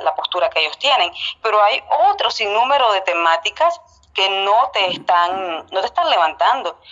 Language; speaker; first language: Spanish; native; Spanish